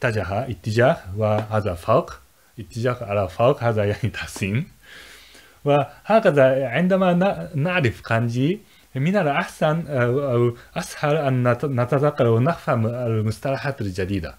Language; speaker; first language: Arabic; non-native, fluent; Japanese